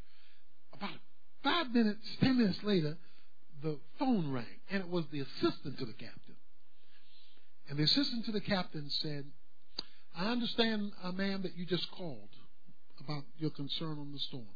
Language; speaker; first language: English; native; English